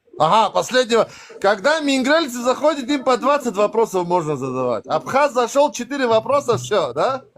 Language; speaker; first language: Russian; non-native, local second language; Abkhazian